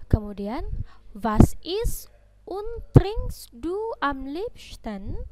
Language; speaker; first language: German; non-native, fluent; Indonesian